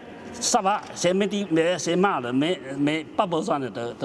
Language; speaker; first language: French; non-native, learner; Chinese